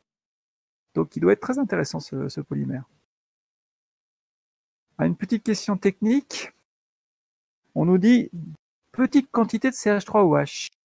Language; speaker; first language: French; native; French